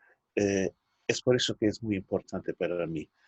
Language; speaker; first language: Spanish; non-native, fluent; Turkish